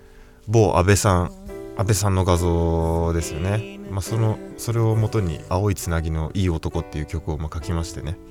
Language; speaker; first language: Japanese; native; Japanese